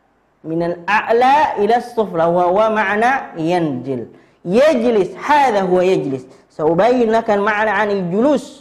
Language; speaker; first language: Arabic; non-native, fluent; Indonesian